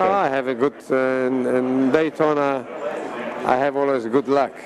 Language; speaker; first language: English; non-native, learner; Italian